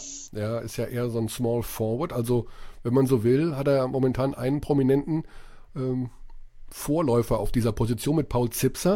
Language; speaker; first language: German; native; German